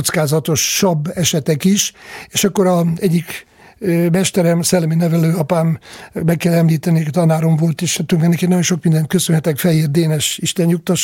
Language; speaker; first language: Hungarian; native; Hungarian